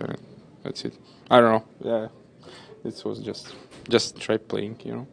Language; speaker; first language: English; non-native, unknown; Russian